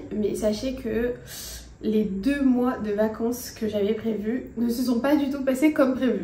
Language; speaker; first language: French; native; French